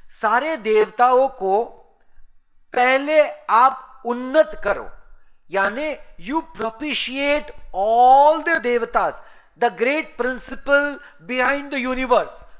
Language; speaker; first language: Hindi; native; Hindi